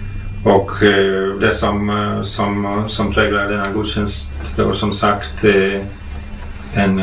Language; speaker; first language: Swedish; non-native, fluent; Polish